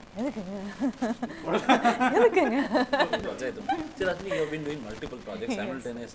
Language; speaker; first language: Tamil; non-native, learner; Kannada